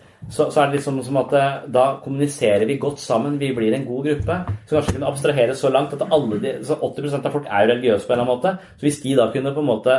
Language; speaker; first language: Norwegian; native; Norwegian